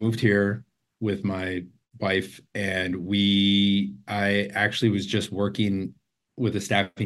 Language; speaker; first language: English; native; English